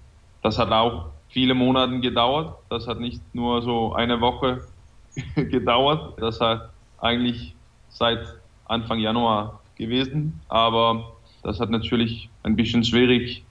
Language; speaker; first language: German; non-native, fluent; Danish